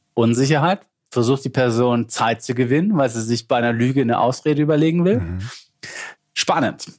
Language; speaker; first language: German; native; German